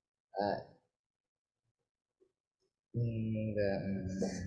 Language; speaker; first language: English; non-native, learner; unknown